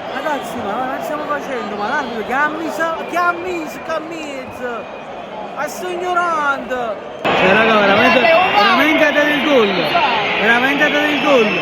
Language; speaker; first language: Italian; native; Italian